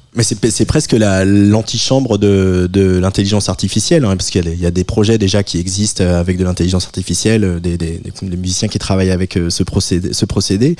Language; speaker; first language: French; native; French